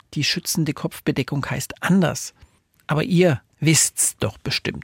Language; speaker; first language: German; native; German